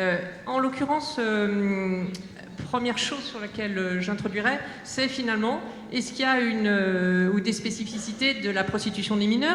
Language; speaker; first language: French; native; French